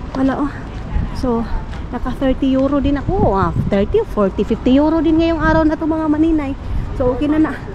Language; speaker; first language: Filipino; non-native, local second language; Cebuano